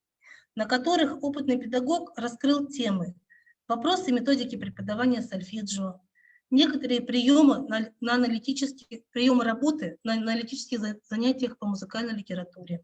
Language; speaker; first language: Russian; native; Russian